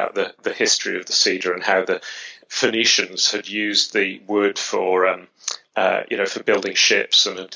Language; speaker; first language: English; native; English